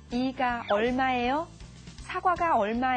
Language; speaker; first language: Korean; non-native, fluent; Vietnamese